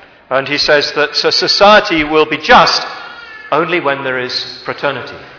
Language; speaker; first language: English; native; English